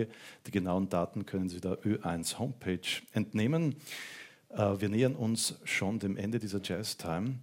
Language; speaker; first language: German; native; German